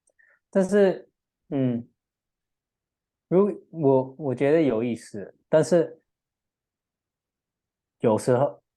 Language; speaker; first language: Chinese; non-native, learner; English